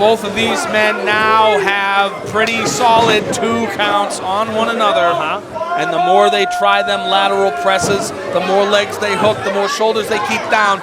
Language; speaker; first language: English; native; English